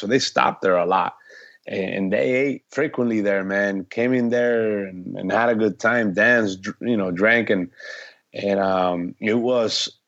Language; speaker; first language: English; early bilingual, other home language; Spanish